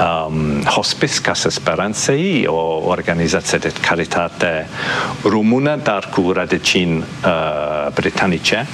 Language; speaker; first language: Romanian; non-native, fluent; English